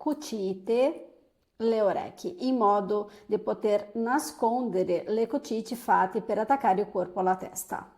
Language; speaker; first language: Italian; non-native, fluent; Portuguese